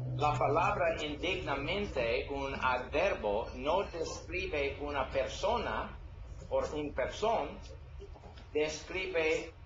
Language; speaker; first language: Spanish; non-native, learner; English